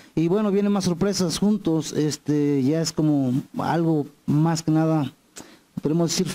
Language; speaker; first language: Spanish; native; Spanish